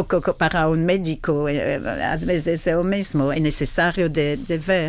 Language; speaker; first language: Portuguese; non-native, fluent; French